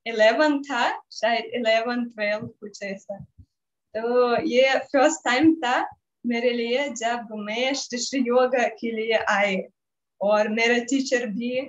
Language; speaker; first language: Hindi; non-native, learner; Russian